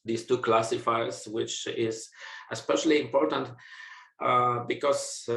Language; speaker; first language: English; non-native, fluent; Polish